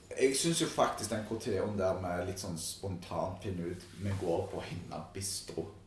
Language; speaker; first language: Norwegian; native; Norwegian